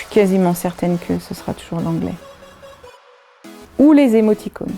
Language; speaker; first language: French; native; French